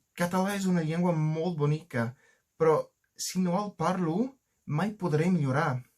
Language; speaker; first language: Catalan; non-native, learner; English